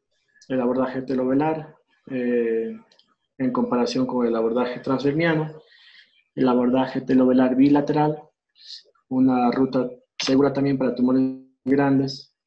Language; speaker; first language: Spanish; native; Spanish